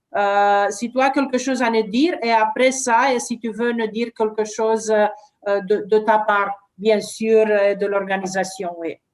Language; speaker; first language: French; non-native, learner; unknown